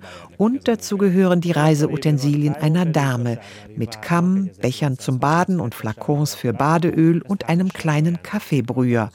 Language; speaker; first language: German; native; German